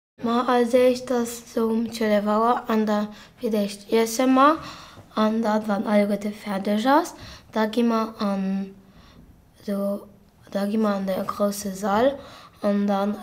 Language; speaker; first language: German; non-native, local second language; Luxembourgish